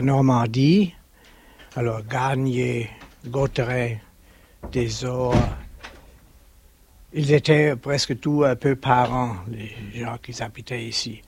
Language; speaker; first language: French; early bilingual, heritage; German